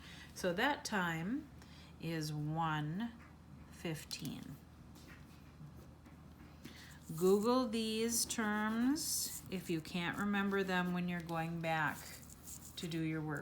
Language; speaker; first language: English; native; English